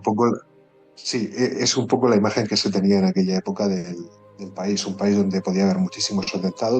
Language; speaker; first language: Spanish; native; Spanish